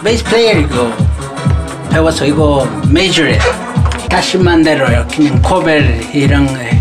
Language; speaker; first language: Korean; non-native, learner; Spanish